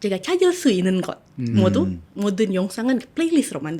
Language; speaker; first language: Korean; non-native, fluent; Indonesian